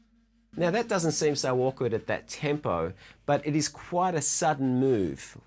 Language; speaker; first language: English; native; English